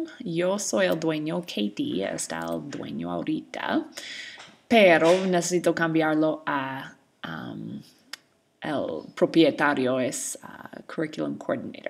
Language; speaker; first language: Spanish; non-native, learner; English